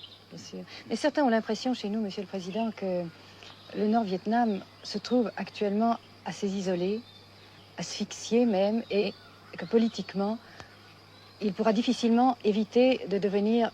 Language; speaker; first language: French; native; French